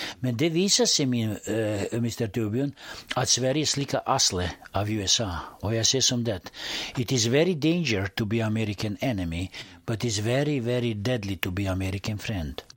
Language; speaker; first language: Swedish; non-native, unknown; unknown